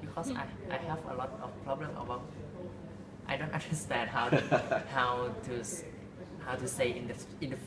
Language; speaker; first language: English; non-native, learner; Thai